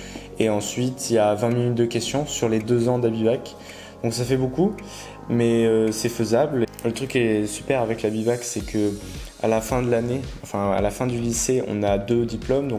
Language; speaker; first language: French; native; French